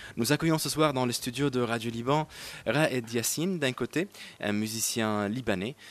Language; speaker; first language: French; non-native, local second language; Arabic